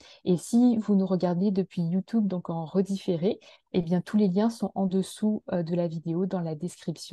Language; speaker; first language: French; native; French